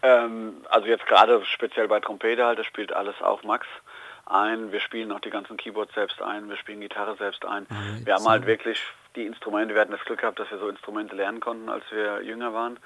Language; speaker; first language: German; native; German